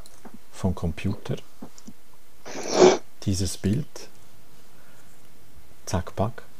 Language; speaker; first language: German; non-native, fluent; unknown